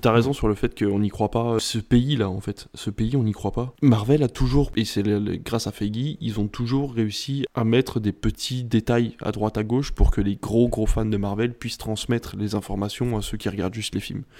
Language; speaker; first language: French; native; French